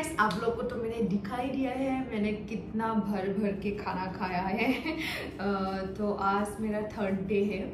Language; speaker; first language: Hindi; non-native, local second language; Bodo